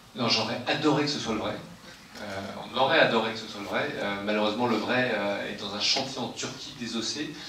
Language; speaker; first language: French; native; French